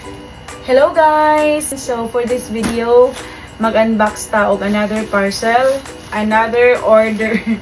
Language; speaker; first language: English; non-native, local second language; Cebuano